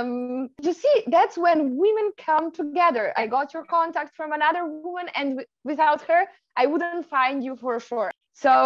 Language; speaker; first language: English; non-native, fluent; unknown